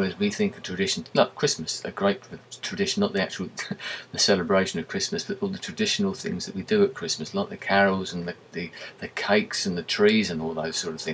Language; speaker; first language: English; native; English